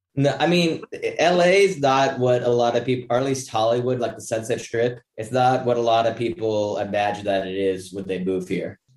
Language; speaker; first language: English; native; English